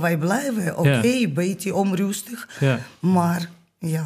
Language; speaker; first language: Dutch; non-native, learner; Ukrainian